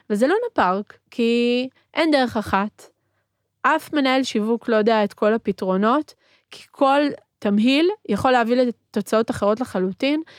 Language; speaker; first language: Hebrew; early bilingual, other home language; Spanish